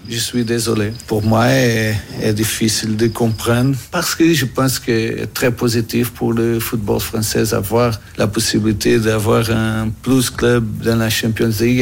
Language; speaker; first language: French; non-native, fluent; Portuguese